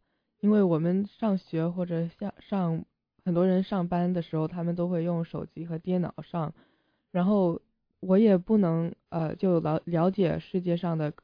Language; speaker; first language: Chinese; early bilingual, heritage; Chinese